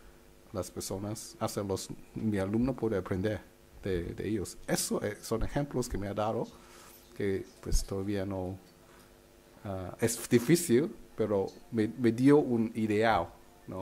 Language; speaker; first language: Spanish; non-native, fluent; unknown